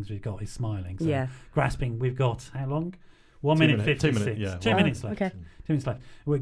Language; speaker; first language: English; native; English